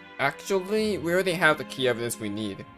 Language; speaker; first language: English; native; English